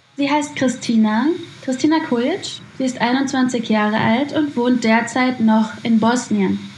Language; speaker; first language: German; native; German